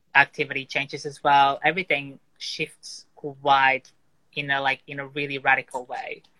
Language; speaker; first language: English; non-native, fluent; Portuguese